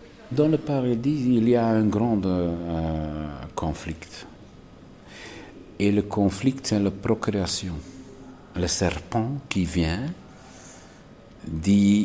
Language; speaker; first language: French; non-native, local second language; Dutch